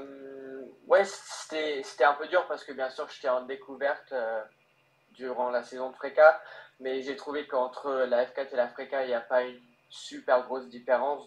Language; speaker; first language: French; early bilingual, heritage; French